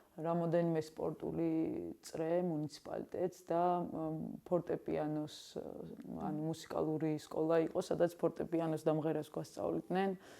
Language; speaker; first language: Georgian; non-native, local second language; Armenian